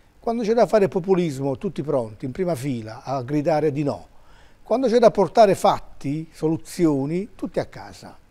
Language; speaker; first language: Italian; native; Italian